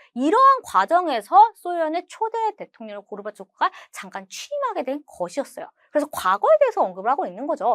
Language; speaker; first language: Korean; native; Korean